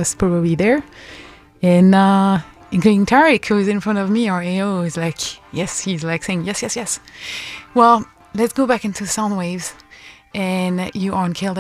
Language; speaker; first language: English; non-native, fluent; French